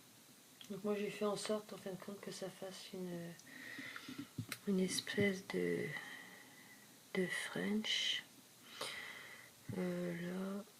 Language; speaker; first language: French; native; French